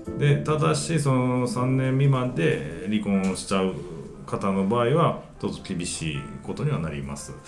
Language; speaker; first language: Japanese; native; Japanese